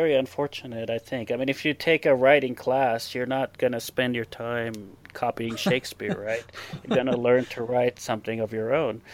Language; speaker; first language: English; non-native, fluent; Hebrew